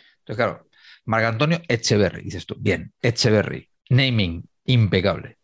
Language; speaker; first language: Spanish; native; Spanish